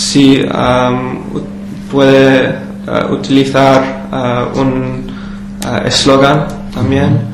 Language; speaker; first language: Spanish; non-native, learner; English